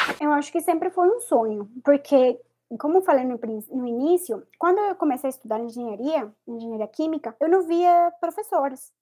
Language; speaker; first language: Portuguese; non-native, fluent; Spanish